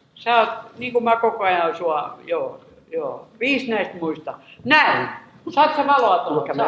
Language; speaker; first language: Finnish; non-native, local second language; Swedish